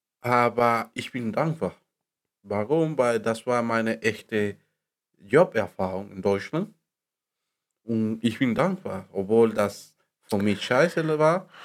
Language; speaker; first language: German; non-native, learner; Spanish